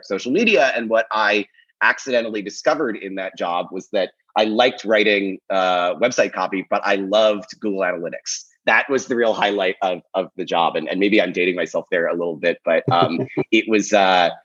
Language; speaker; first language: English; native; English